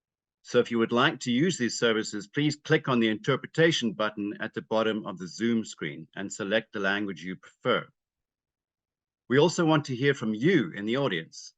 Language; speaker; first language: English; native; English